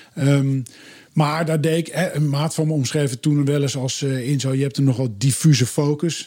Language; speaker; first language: Dutch; native; Dutch